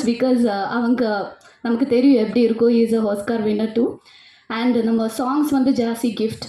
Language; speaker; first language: Tamil; non-native, learner; Malayalam